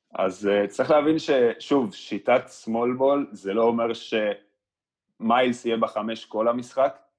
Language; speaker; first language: Hebrew; early bilingual, other home language; Spanish